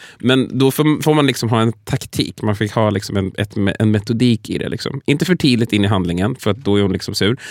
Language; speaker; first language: Swedish; native; Swedish